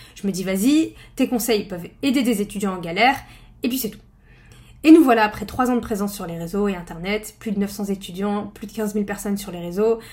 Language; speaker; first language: French; native; French